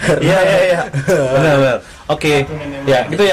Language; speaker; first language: Indonesian; native; Indonesian